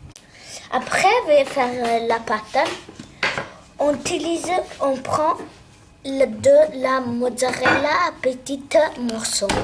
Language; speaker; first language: French; non-native, learner; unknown